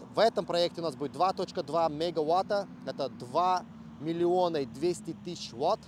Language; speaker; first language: Russian; early bilingual, heritage; Russian